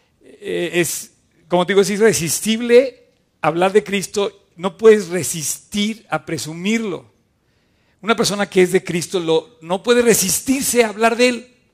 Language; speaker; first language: Spanish; native; Spanish